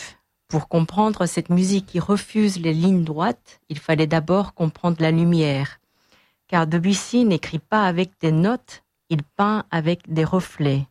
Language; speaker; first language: French; non-native, fluent; Korean